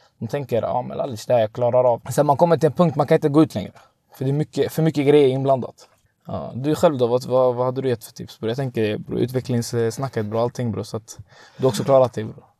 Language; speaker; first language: Swedish; early bilingual, other home language; Arabic